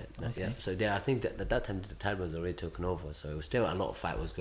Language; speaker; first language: English; early bilingual, other home language; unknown